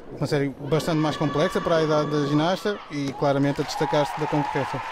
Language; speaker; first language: Portuguese; native; Portuguese